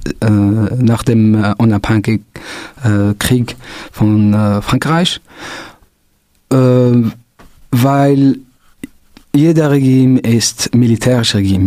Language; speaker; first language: German; non-native, local second language; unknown